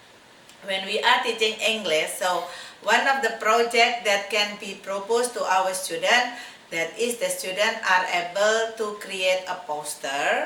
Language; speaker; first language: English; non-native, fluent; Indonesian